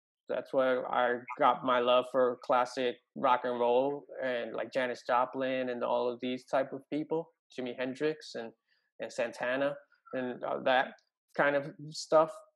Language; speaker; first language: English; early bilingual, other home language; Spanish